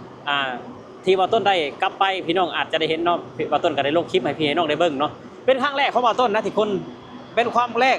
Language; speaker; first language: Thai; non-native, local second language; Lao